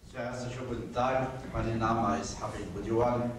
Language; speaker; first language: German; non-native, learner; Arabic